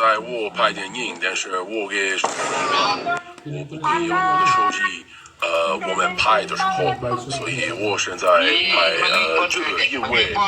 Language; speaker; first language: Chinese; non-native, learner; English